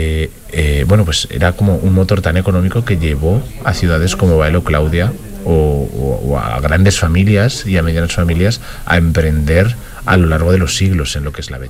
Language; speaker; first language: Spanish; native; Spanish